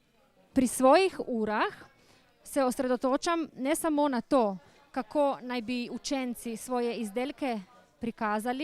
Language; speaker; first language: Slovenian; native; Slovenian